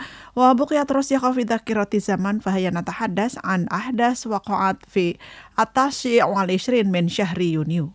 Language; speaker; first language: Arabic; non-native, fluent; Indonesian